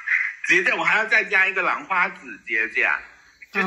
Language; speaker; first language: Chinese; native; Chinese